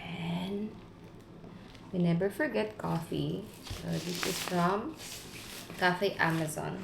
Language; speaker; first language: English; non-native, fluent; Filipino